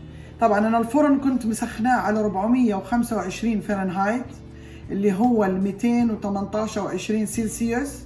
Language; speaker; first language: Arabic; native; Arabic